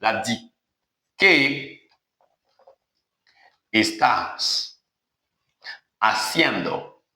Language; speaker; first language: Spanish; non-native, learner; Haitian Creole